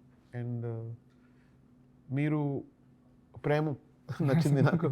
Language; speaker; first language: Telugu; non-native, local second language; Tamil